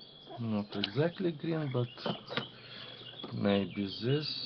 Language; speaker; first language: English; non-native, learner; Ukrainian